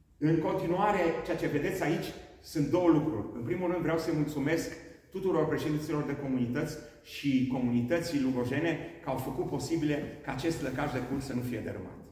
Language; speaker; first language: Romanian; non-native, local second language; Hungarian